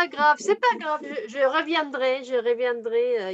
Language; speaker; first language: French; non-native, fluent; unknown